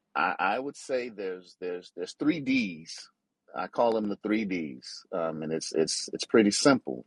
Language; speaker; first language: English; native; English